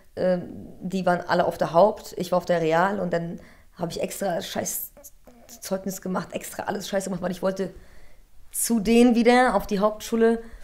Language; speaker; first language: German; early bilingual, other home language; Polish